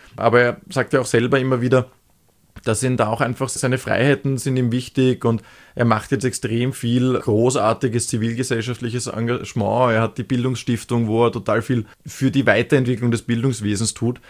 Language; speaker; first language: German; native; German